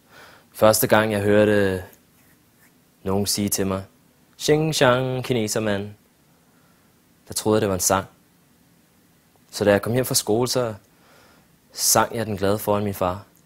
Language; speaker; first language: Danish; early bilingual, other home language; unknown